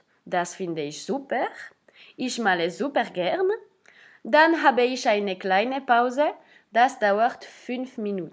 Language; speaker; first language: German; non-native, fluent; French